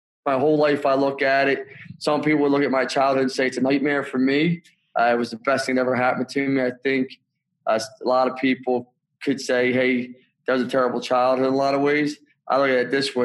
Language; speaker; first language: English; native; English